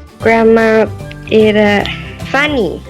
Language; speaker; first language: English; non-native, learner; Thai